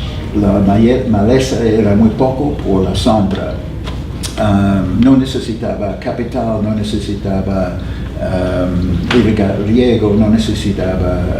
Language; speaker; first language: Spanish; non-native, fluent; English